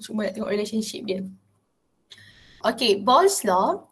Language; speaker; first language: English; non-native, local second language; Malay